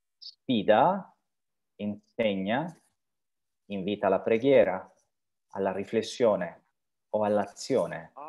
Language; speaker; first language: Italian; non-native, fluent; French